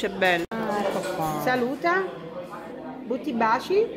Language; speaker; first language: Italian; native; Italian